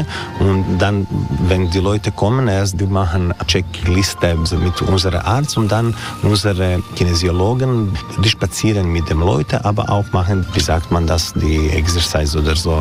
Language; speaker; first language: German; non-native, learner; Croatian